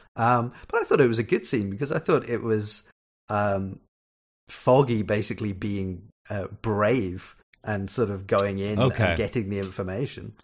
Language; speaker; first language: English; native; English